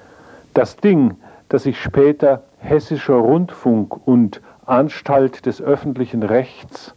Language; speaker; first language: German; native; German